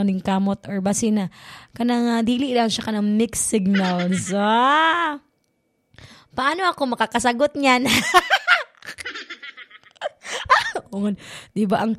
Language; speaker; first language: Filipino; non-native, local second language; Cebuano